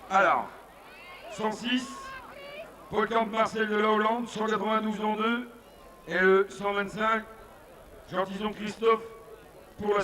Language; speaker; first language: French; native; French